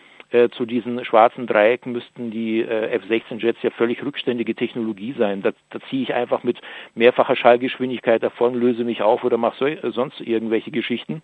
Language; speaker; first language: German; native; German